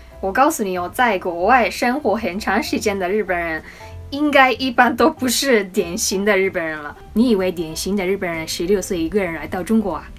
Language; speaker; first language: Chinese; non-native, fluent; Japanese